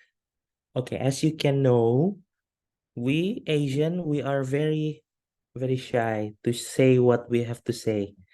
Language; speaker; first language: English; non-native, fluent; Indonesian